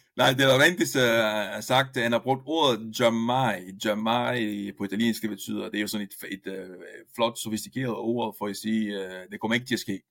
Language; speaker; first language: Danish; non-native, fluent; Italian